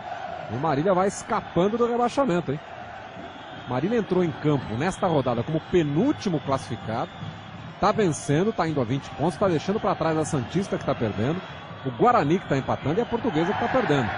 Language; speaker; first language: Portuguese; native; Portuguese